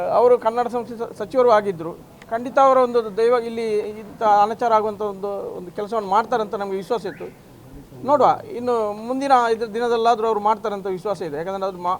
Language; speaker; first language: Kannada; non-native, local second language; Tulu